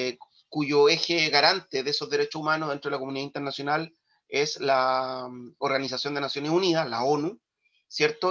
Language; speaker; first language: Spanish; native; Spanish